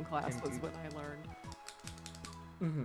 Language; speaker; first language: English; native; English